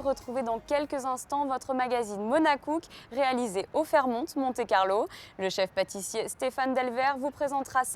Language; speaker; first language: French; native; French